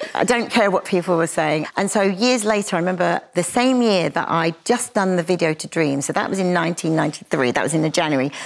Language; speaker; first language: English; native; English